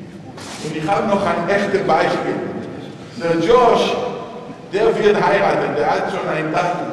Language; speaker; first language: German; non-native, fluent; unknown